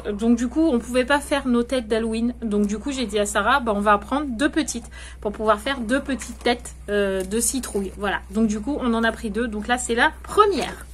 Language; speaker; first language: French; native; French